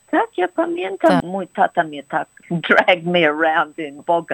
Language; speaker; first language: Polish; early bilingual, heritage; Polish